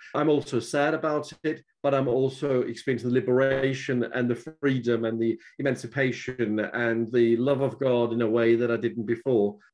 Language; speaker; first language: English; non-native, fluent; Danish